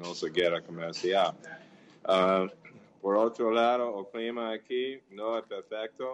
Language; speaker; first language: Portuguese; non-native, fluent; English